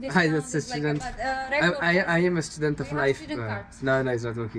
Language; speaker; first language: English; non-native, fluent; French